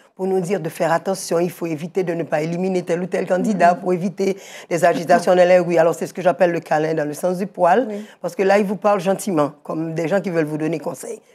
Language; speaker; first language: French; native; French